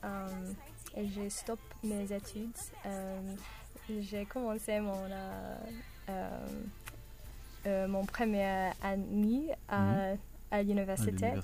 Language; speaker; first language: French; non-native, learner; English